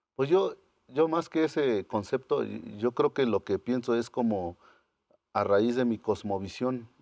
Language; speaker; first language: Spanish; non-native, local second language; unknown